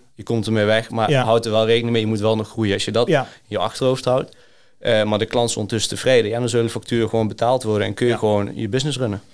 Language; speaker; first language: Dutch; early bilingual, other home language; Greek